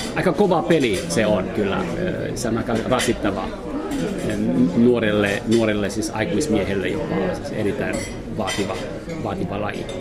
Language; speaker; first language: Finnish; non-native, fluent; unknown